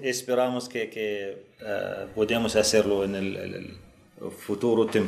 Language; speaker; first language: Spanish; non-native, fluent; Arabic